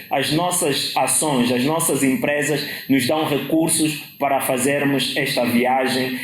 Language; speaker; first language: Portuguese; native; Portuguese